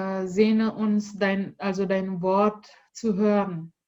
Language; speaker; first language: German; non-native, learner; Indonesian